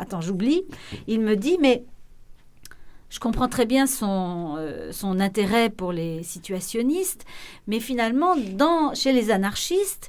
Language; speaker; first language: French; native; French